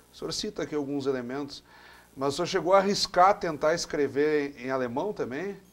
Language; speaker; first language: Portuguese; native; Portuguese